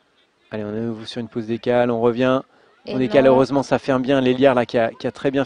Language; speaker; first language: French; native; French